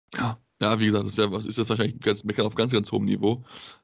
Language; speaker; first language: German; native; German